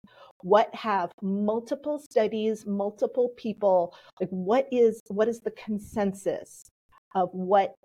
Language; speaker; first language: English; early bilingual, other home language; Polish